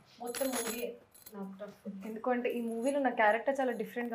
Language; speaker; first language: Telugu; non-native, fluent; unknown